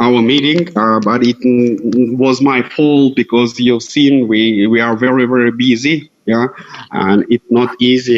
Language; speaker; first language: English; non-native, fluent; Russian